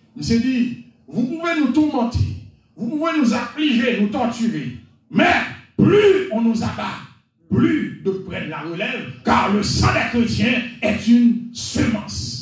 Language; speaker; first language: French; non-native, local second language; Haitian Creole